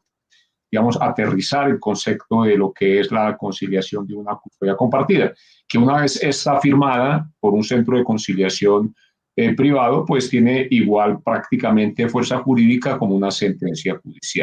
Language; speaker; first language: Spanish; native; Spanish